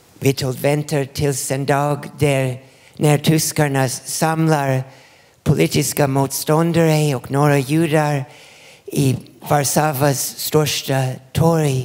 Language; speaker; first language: Swedish; non-native, fluent; English